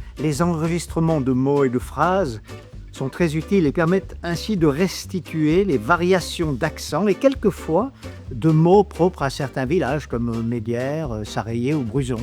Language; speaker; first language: French; native; French